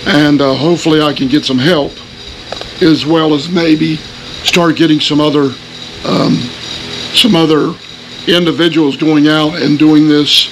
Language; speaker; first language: English; native; English